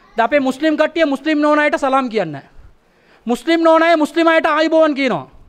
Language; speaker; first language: Sinhala; non-native, local second language; Tamil